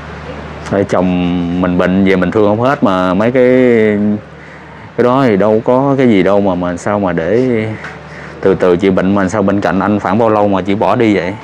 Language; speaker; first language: Vietnamese; native; Vietnamese